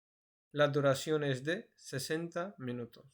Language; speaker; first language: Spanish; non-native, learner; Urdu